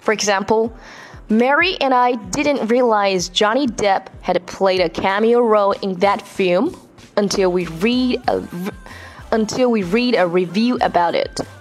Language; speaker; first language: English; non-native, fluent; Chinese